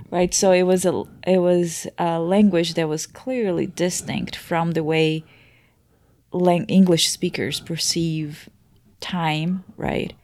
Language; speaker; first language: English; non-native, fluent; Portuguese